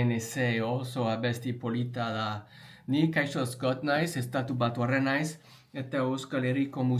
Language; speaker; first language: Basque; non-native, learner; English